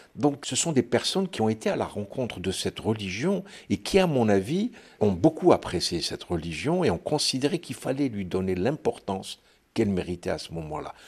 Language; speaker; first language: French; non-native, local second language; Arabic